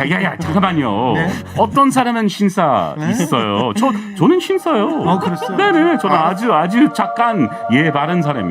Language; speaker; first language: Korean; non-native, learner; English